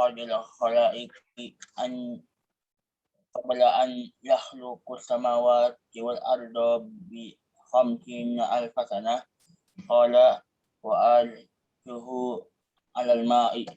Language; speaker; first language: Arabic; non-native, learner; Indonesian